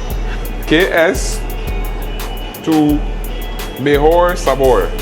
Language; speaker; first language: Spanish; non-native, learner; French